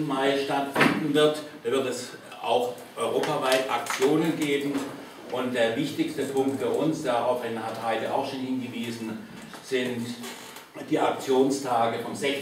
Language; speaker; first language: German; native; German